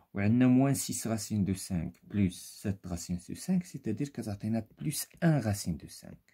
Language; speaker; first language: French; non-native, local second language; Arabic